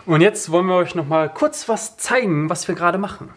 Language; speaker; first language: German; native; German